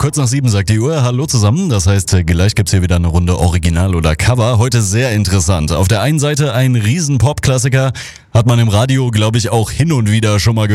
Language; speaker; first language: German; native; German